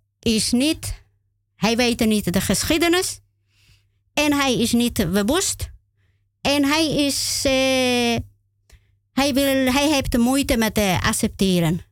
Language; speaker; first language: Dutch; non-native, learner; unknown